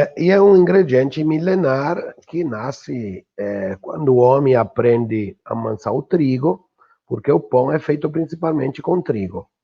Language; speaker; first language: Portuguese; non-native, fluent; Italian